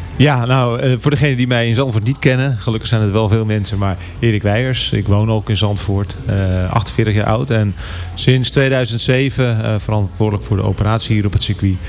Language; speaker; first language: Dutch; native; Dutch